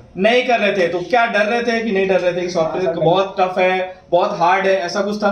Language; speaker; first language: Hindi; native; Hindi